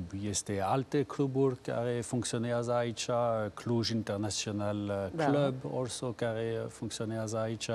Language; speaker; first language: Romanian; non-native, learner; French